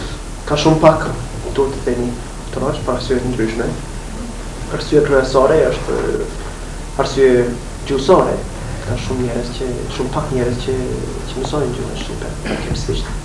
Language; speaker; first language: Albanian; non-native, fluent; English